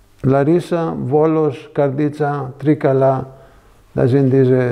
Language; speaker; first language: German; non-native, fluent; Greek